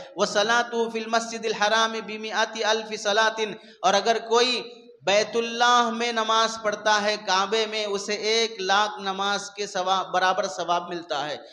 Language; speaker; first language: Urdu; native; Urdu